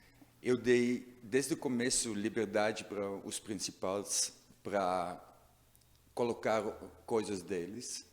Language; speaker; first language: Portuguese; non-native, learner; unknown